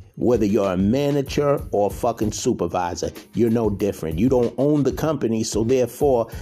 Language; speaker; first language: English; native; English